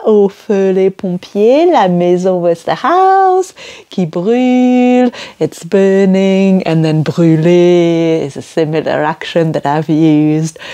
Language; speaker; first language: English; non-native, fluent; French